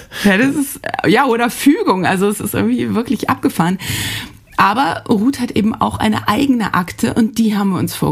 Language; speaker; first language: German; native; German